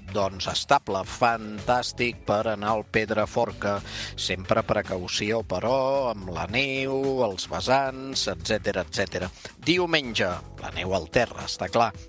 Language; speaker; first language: Catalan; native; Catalan